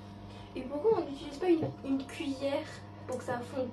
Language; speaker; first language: French; native; French